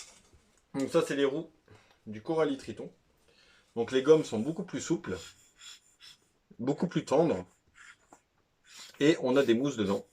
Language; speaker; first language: French; native; French